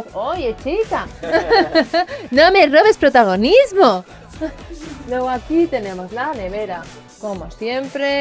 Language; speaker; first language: Spanish; native; Spanish